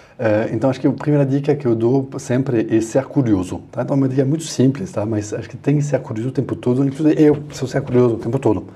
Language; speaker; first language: Portuguese; non-native, fluent; French